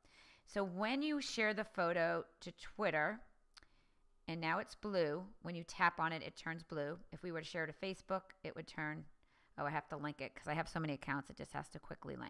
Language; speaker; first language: English; native; English